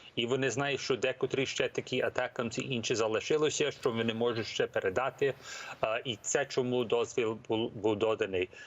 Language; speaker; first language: Ukrainian; early bilingual, heritage; English